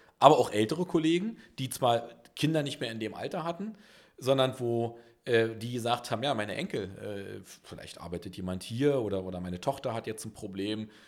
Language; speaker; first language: German; native; German